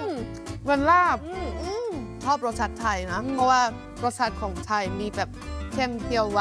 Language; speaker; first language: Thai; non-native, fluent; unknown